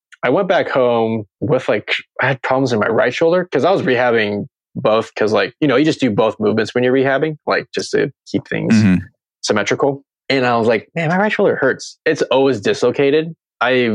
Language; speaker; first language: English; native; English